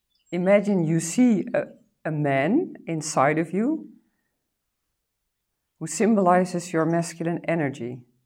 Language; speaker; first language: English; non-native, fluent; Dutch